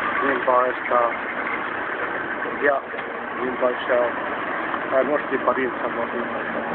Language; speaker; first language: Romanian; early bilingual, heritage; Romanian